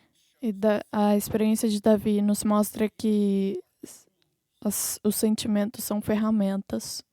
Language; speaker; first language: Portuguese; non-native, fluent; English